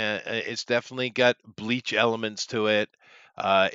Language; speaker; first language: English; native; English